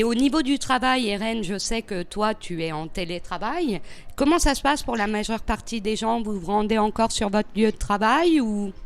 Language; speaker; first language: French; native; French